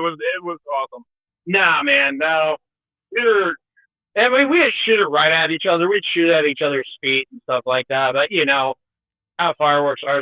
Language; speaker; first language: English; native; English